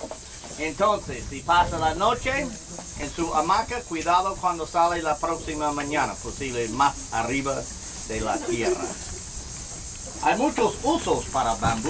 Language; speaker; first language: Spanish; non-native, learner; English